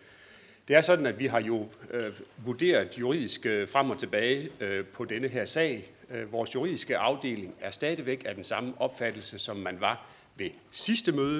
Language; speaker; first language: Danish; native; Danish